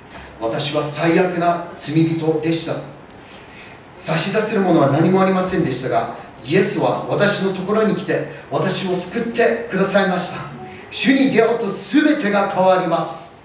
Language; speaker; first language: Japanese; early bilingual, other home language; English